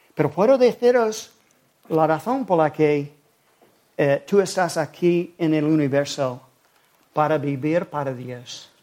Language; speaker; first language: Spanish; non-native, fluent; English